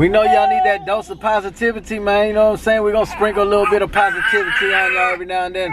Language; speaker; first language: English; native; English